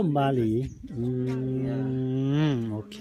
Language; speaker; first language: English; non-native, learner; Thai